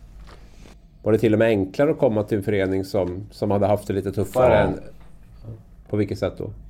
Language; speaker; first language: Swedish; native; Swedish